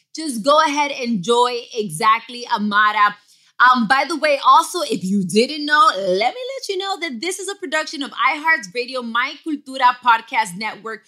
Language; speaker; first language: English; early bilingual, other home language; Spanish